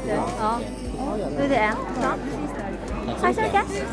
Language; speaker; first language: Swedish; non-native, learner; Japanese